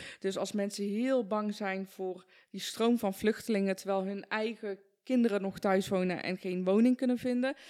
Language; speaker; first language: Dutch; early bilingual, other home language; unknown